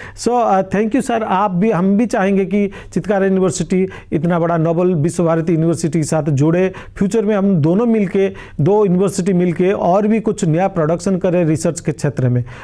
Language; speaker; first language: Hindi; non-native, local second language; Bangla